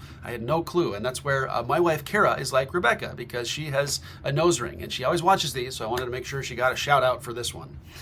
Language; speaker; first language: English; native; English